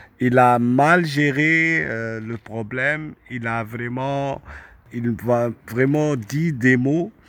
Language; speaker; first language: French; non-native, local second language; Arabic